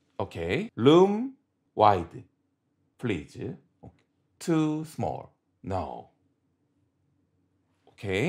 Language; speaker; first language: English; non-native, learner; Korean